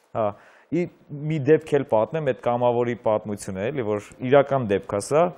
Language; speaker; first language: Armenian; native; Armenian